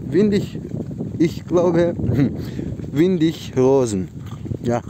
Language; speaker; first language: German; non-native, learner; Turkish